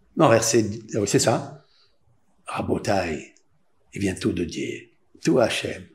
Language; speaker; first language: French; non-native, local second language; Spanish